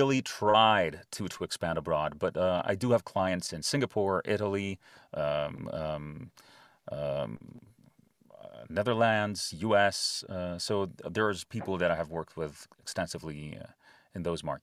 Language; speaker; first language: English; non-native, fluent; Greek